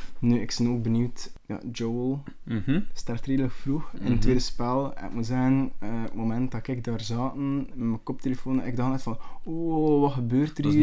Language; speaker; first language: Dutch; native; Dutch